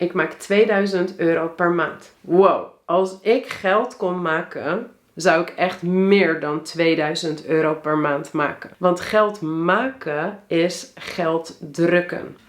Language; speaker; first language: Dutch; native; Dutch